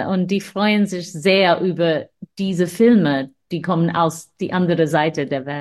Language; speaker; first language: German; non-native, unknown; English